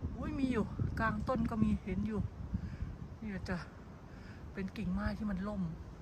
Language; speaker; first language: Thai; native; Thai